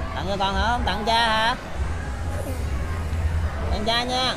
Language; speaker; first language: Vietnamese; native; Vietnamese